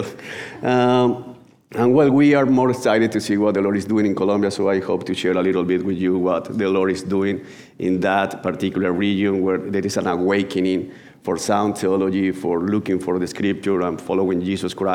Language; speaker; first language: English; non-native, fluent; Spanish